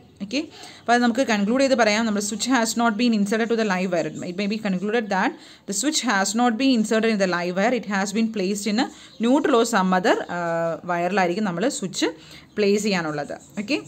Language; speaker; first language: English; non-native, local second language; Malayalam